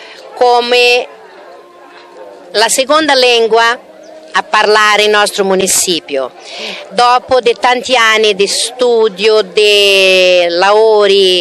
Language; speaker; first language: Italian; early bilingual, heritage; Italian